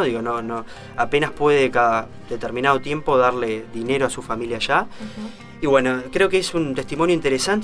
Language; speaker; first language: Spanish; native; Spanish